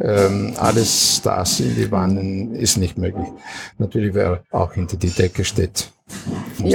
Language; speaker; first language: German; non-native, fluent; Italian